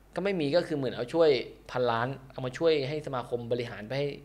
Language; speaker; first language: Thai; native; Thai